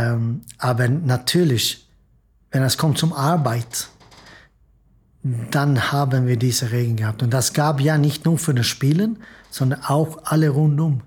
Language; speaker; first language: German; non-native, fluent; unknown